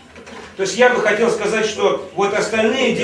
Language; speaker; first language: Russian; native; Russian